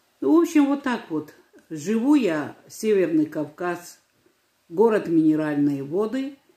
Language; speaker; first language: Russian; non-native, local second language; Georgian